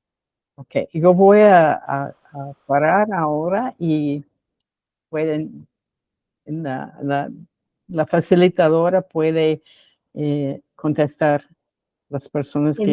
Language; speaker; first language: Spanish; non-native, fluent; English